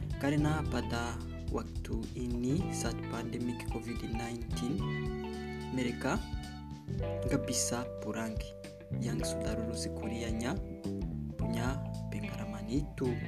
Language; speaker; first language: Indonesian; non-native, learner; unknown